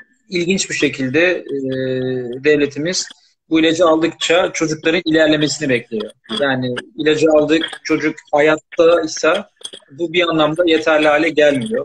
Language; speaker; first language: Turkish; native; Turkish